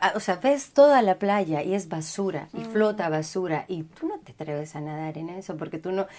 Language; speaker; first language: Spanish; native; Spanish